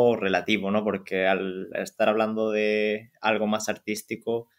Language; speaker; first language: Spanish; native; Spanish